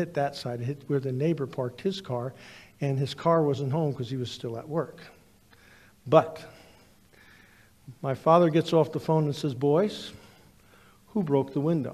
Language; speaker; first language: English; native; English